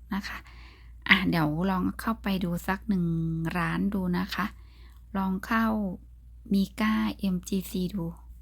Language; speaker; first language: Thai; native; Thai